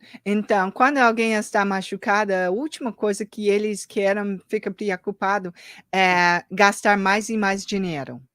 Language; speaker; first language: Portuguese; early bilingual, heritage; English